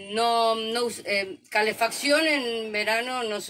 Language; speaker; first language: Portuguese; non-native, learner; Spanish